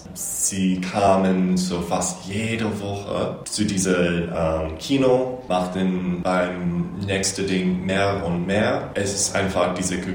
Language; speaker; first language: German; non-native, learner; English